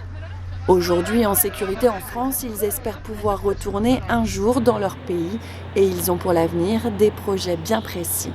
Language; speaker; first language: French; native; French